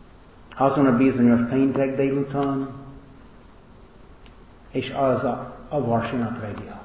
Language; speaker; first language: Hungarian; non-native, learner; English